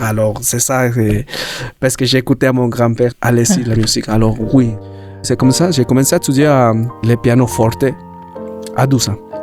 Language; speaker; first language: French; non-native, learner; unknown